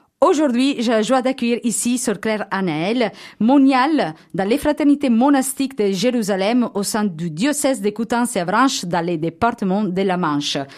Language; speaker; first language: French; non-native, fluent; Italian